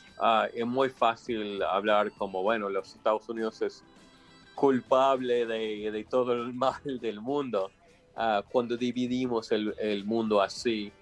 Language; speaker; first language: Spanish; non-native, fluent; English